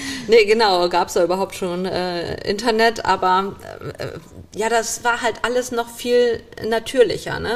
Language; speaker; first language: German; native; German